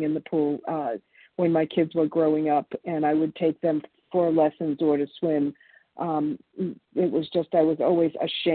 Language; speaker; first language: English; early bilingual, other home language; Italian